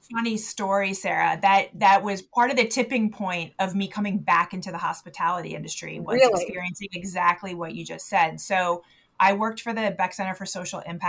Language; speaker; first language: English; native; English